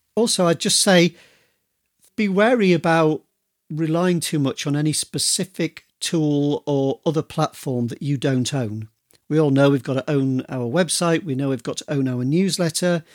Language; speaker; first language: English; native; English